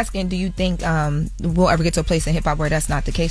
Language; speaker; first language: English; native; English